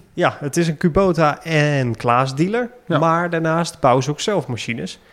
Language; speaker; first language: Dutch; native; Dutch